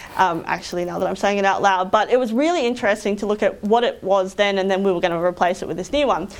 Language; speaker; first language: English; native; English